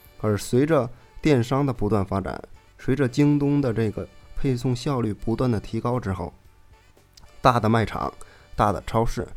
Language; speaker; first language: Chinese; native; Chinese